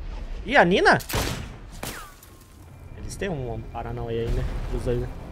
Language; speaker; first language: Portuguese; native; Portuguese